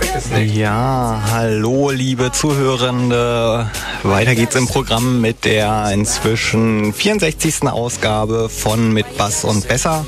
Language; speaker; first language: German; native; German